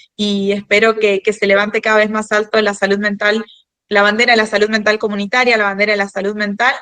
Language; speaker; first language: Spanish; native; Spanish